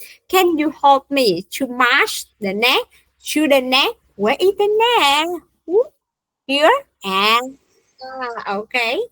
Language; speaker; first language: English; non-native, fluent; Vietnamese